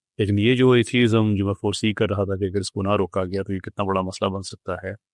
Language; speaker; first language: Urdu; non-native, local second language; Punjabi